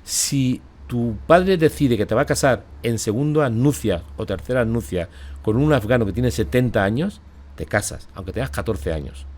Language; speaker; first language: Spanish; native; Spanish